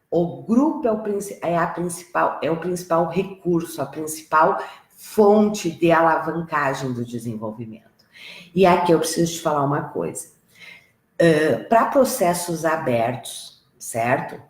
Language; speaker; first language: Portuguese; native; Portuguese